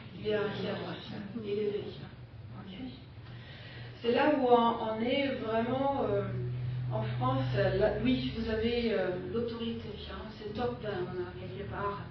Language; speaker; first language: French; non-native, fluent; German